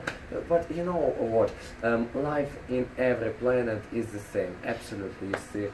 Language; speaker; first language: English; non-native, fluent; Russian